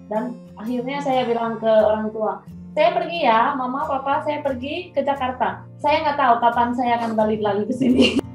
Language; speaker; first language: Indonesian; non-native, fluent; Spanish